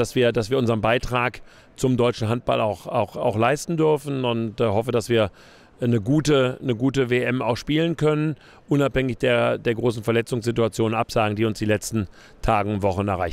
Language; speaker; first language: German; native; German